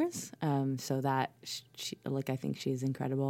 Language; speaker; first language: English; native; English